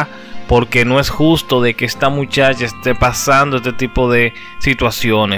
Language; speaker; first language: Spanish; native; Spanish